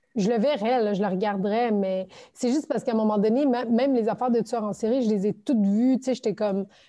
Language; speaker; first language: French; early bilingual, other home language; Turkish